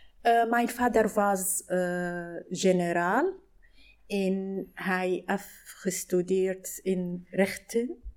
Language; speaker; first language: Dutch; non-native, learner; Arabic